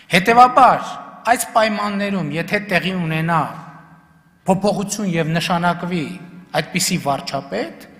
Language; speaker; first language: Armenian; native; Armenian